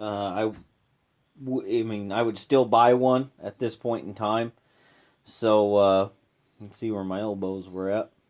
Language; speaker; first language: English; native; English